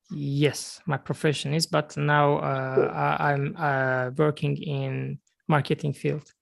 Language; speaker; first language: English; non-native, learner; Azerbaijani